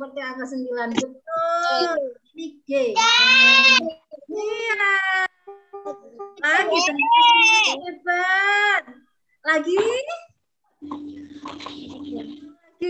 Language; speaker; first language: Indonesian; native; Indonesian